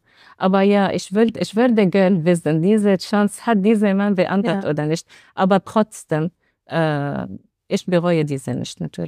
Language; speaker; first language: German; non-native, learner; Arabic